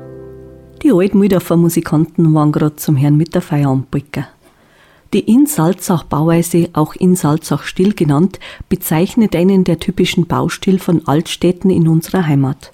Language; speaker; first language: German; native; German